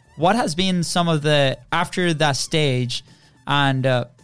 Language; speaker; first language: English; non-native, fluent; Spanish